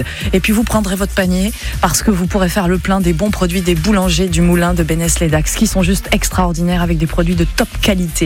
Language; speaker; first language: French; native; French